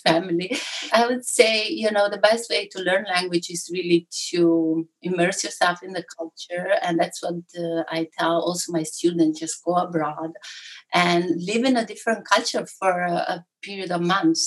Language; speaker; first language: English; non-native, fluent; Italian